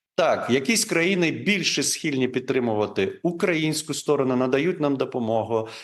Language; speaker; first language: Ukrainian; non-native, local second language; Crimean Tatar